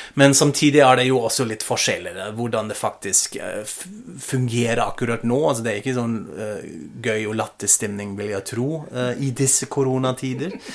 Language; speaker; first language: Norwegian; non-native, fluent; German